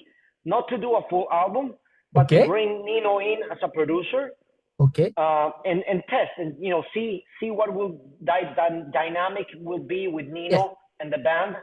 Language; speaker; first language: English; non-native, fluent; Spanish